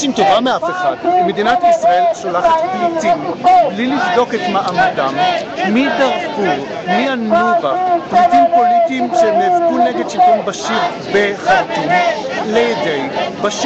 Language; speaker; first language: Hebrew; native; Hebrew